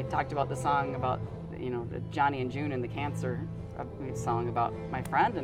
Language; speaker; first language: English; native; English